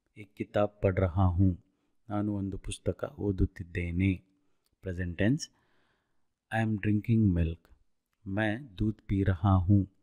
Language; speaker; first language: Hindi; non-native, local second language; Kannada